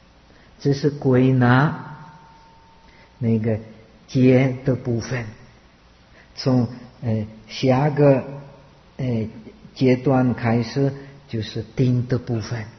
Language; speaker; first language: Chinese; non-native, fluent; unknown